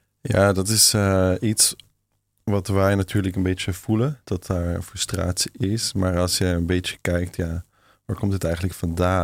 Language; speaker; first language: Dutch; non-native, fluent; German